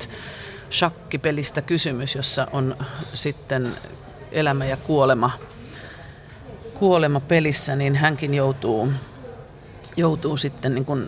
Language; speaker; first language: Finnish; native; Finnish